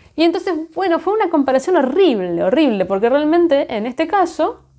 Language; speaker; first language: Spanish; native; Spanish